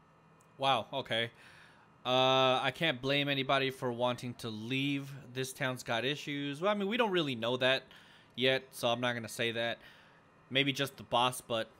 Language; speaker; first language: English; native; English